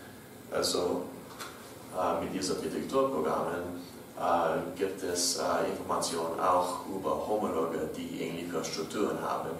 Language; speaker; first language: German; non-native, learner; English